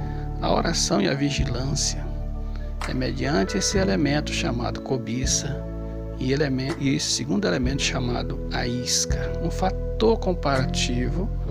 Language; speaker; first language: Portuguese; native; Portuguese